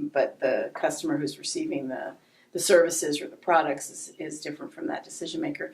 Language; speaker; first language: English; native; English